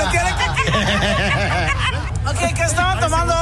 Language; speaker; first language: Spanish; early bilingual, heritage; Spanish